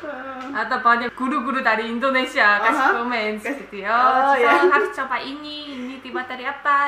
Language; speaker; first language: Indonesian; non-native, learner; Korean